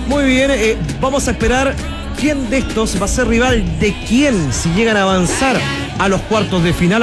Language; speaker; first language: Spanish; native; Spanish